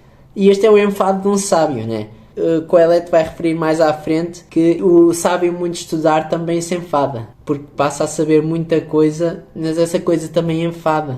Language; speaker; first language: Portuguese; native; Portuguese